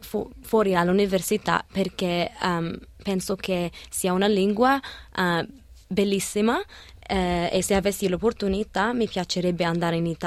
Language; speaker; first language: Italian; non-native, learner; Arabic